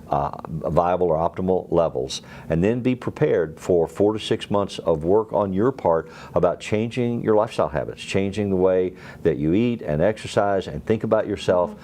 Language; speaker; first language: English; native; English